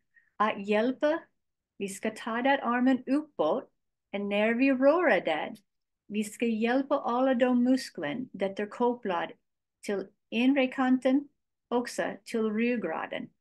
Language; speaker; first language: Swedish; non-native, learner; English